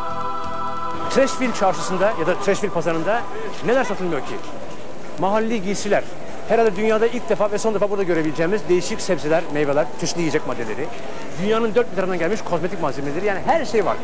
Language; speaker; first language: Turkish; native; Turkish